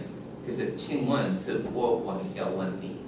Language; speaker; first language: Chinese; non-native, learner; English